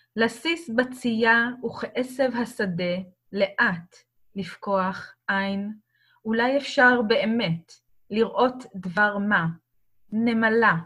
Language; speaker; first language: Hebrew; native; Hebrew